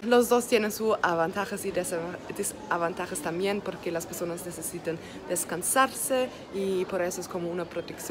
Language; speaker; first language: Spanish; non-native, learner; German